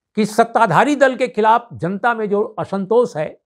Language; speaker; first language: Hindi; native; Hindi